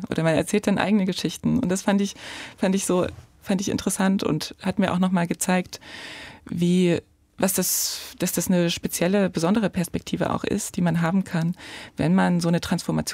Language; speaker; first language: German; native; German